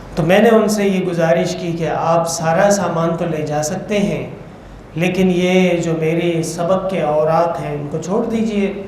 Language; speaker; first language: Urdu; non-native, local second language; Pashto